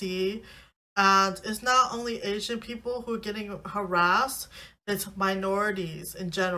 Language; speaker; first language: English; native; English